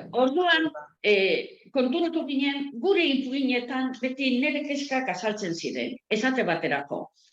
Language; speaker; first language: Basque; non-native, local second language; Spanish